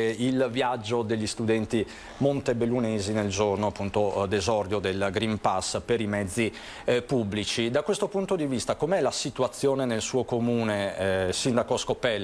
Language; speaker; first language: Italian; native; Italian